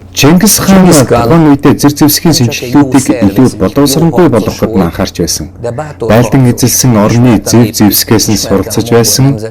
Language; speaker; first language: Mongolian; native; Mongolian